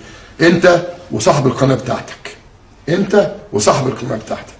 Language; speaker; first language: Arabic; native; Arabic